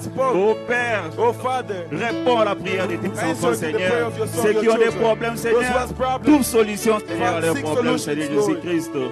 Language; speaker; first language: French; non-native, local second language; Lingala